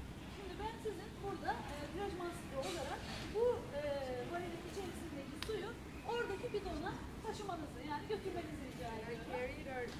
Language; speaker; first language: Turkish; native; Turkish